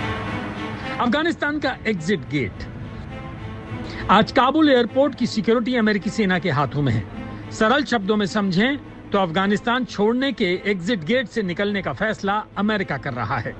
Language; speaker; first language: Hindi; native; Hindi